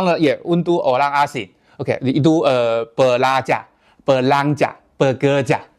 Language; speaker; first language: Indonesian; non-native, learner; Chinese